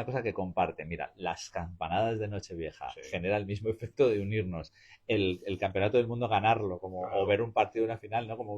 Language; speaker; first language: Spanish; native; Spanish